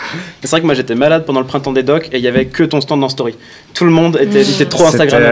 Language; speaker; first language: French; native; French